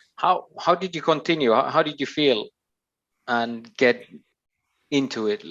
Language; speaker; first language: English; non-native, fluent; Finnish